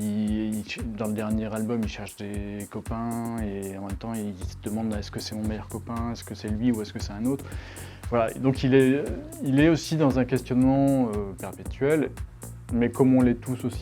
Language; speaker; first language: French; native; French